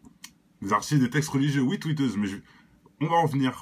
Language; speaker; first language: French; native; French